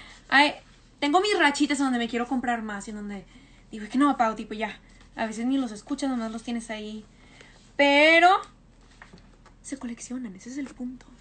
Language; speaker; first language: Spanish; early bilingual, heritage; Spanish